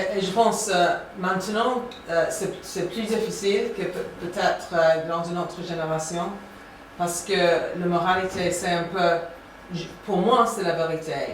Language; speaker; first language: French; non-native, fluent; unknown